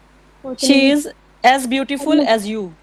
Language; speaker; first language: English; non-native, learner; Hindi